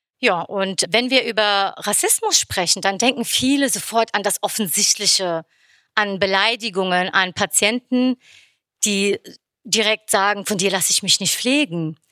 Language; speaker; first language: German; early bilingual, other home language; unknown